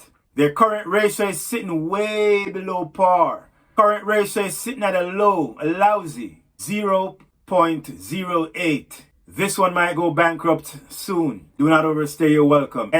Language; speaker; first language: English; native; English